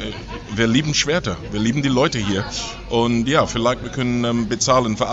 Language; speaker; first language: German; non-native, learner; English